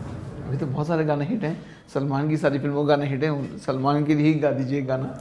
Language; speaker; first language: Hindi; native; Hindi